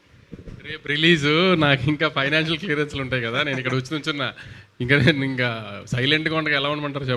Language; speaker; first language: Telugu; native; Telugu